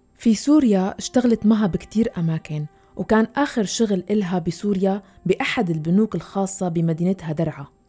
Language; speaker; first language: Arabic; native; Arabic